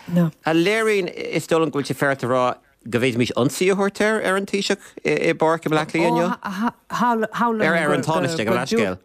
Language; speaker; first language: Irish; native; Irish